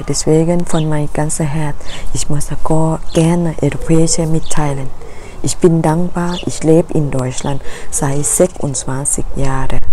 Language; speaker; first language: German; non-native, learner; Thai